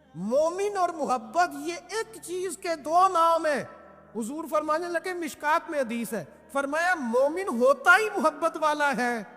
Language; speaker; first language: Urdu; non-native, local second language; Punjabi